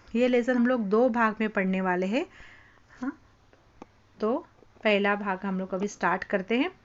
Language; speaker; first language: Hindi; non-native, local second language; Marathi